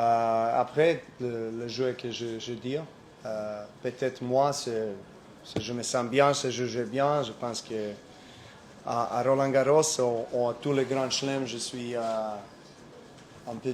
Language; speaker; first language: French; non-native, learner; Serbian